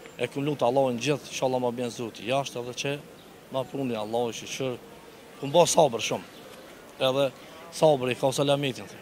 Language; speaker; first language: Albanian; native; Albanian